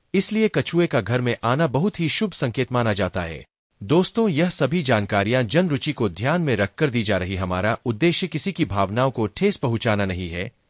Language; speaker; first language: Hindi; non-native, local second language; Gujarati